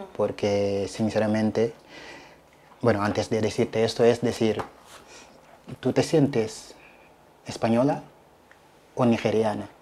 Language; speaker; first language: Spanish; non-native, fluent; Wolof